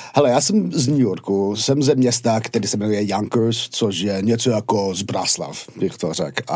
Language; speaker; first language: Czech; non-native, fluent; English